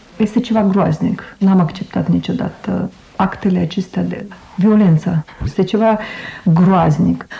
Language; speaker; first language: Romanian; early bilingual, other home language; Russian